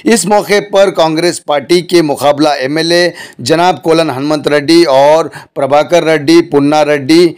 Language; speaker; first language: Hindi; non-native, local second language; Urdu